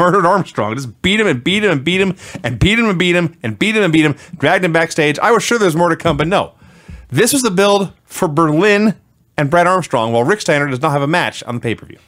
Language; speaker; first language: English; native; English